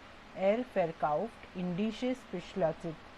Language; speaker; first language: German; non-native, fluent; Hindi